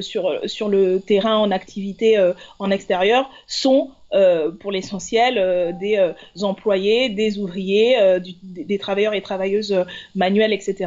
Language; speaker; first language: French; native; French